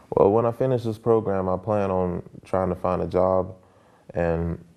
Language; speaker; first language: English; native; English